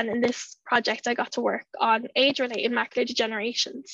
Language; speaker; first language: English; native; English